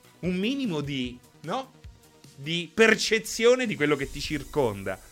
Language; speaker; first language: Italian; native; Italian